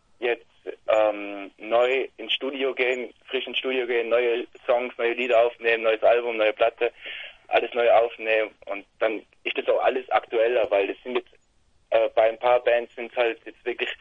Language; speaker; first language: German; native; German